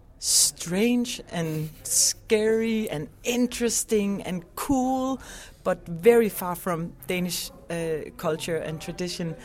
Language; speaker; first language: English; non-native, fluent; Danish